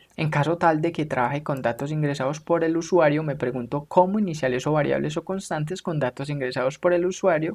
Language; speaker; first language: Spanish; native; Spanish